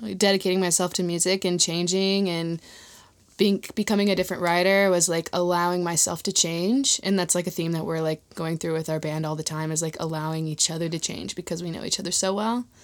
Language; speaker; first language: English; native; English